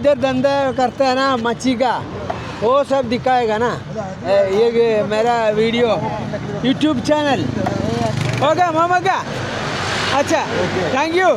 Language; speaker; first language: Hindi; non-native, local second language; Malayalam